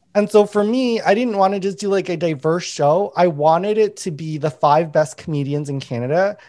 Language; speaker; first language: English; native; English